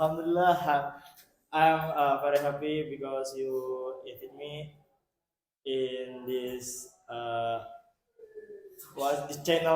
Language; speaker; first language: English; non-native, learner; Indonesian